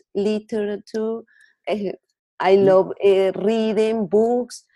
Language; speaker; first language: English; non-native, learner; Spanish